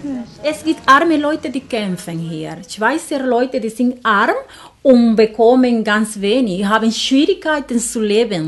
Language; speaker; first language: German; non-native, learner; Spanish